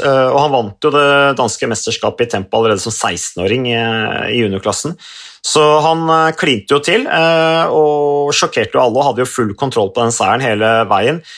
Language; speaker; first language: Norwegian; native; Norwegian